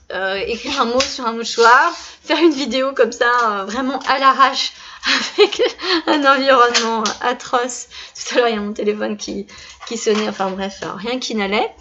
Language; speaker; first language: French; native; French